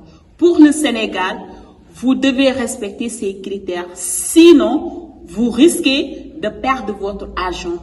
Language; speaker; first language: French; non-native, local second language; Wolof